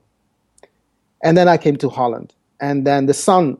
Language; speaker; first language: English; non-native, fluent; Dutch